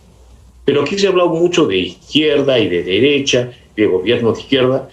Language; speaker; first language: Spanish; native; Spanish